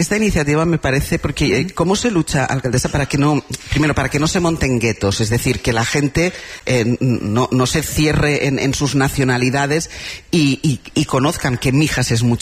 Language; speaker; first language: Spanish; native; Spanish